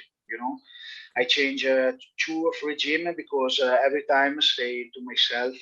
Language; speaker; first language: English; non-native, learner; Italian